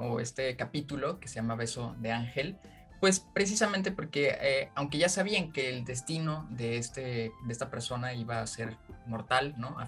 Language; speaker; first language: Spanish; native; Spanish